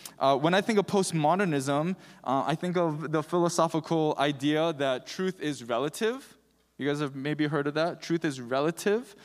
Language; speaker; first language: English; early bilingual, other home language; Korean